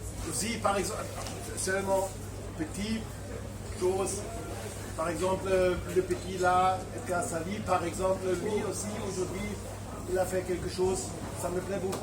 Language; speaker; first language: French; non-native, fluent; German